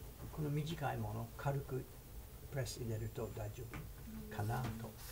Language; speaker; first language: Japanese; non-native, fluent; English